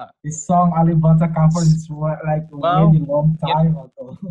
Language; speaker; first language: English; non-native, learner; Indonesian